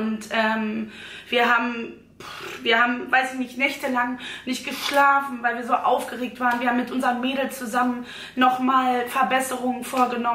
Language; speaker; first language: German; native; German